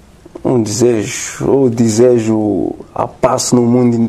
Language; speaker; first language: Portuguese; non-native, learner; French